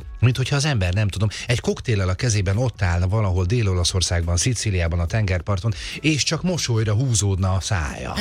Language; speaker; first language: Hungarian; native; Hungarian